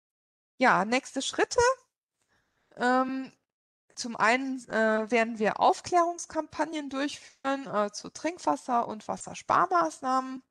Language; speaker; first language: German; non-native, local second language; Luxembourgish